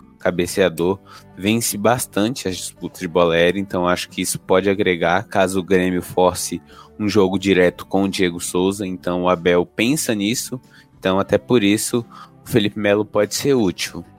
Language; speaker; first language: Portuguese; native; Portuguese